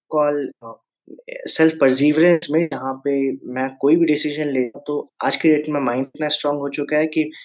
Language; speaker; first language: Hindi; native; Hindi